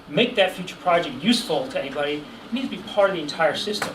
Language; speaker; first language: English; native; English